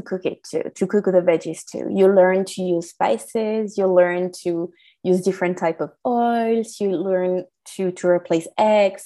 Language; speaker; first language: English; non-native, fluent; French